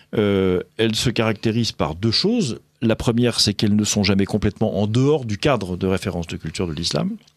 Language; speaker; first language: French; native; French